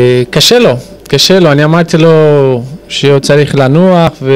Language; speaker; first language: Hebrew; non-native, fluent; Portuguese